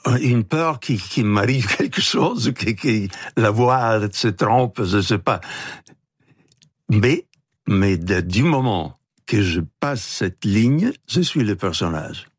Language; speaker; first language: French; non-native, fluent; Italian